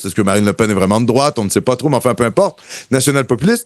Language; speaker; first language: French; native; French